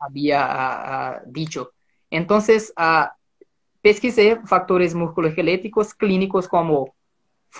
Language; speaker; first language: Spanish; non-native, fluent; Portuguese